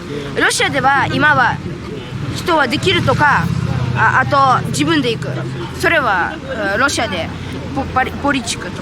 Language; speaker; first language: Japanese; non-native, learner; Russian